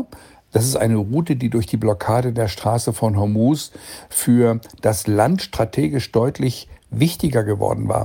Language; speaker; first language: German; native; German